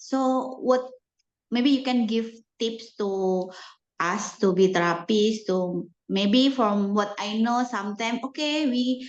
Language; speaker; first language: English; non-native, learner; Indonesian